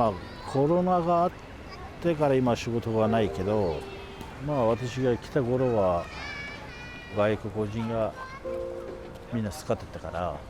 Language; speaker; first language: Japanese; non-native, fluent; Kurdish